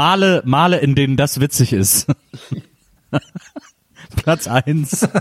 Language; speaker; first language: German; native; German